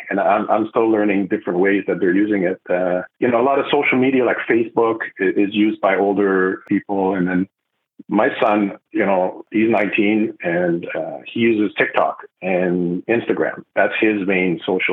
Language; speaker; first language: English; non-native, fluent; French